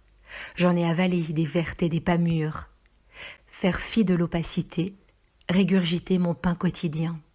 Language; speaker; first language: French; native; French